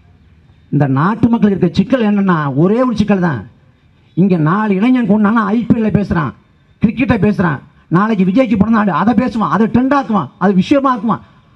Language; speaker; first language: Tamil; native; Tamil